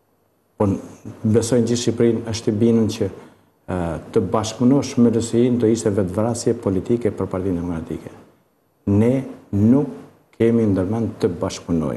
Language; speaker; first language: Albanian; native; Albanian